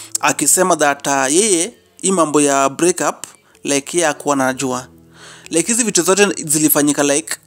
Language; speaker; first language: Swahili; non-native, local second language; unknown